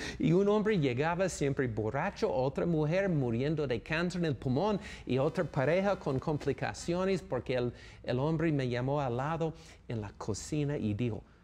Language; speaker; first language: Spanish; non-native, fluent; English